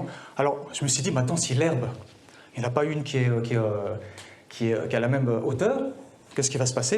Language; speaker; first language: French; native; French